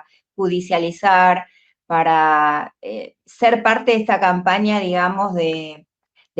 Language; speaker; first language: Spanish; native; Spanish